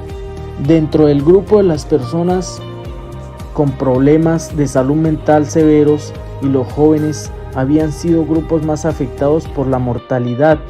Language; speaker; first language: Spanish; native; Spanish